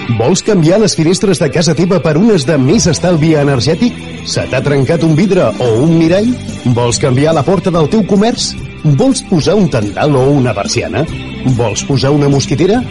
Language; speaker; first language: Catalan; native; Catalan